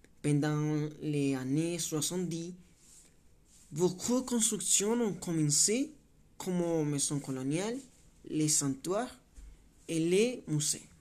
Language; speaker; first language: French; non-native, learner; Spanish